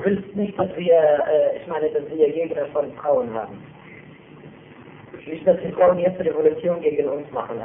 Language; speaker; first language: German; non-native, fluent; Turkish